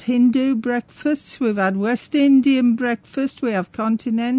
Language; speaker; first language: English; native; English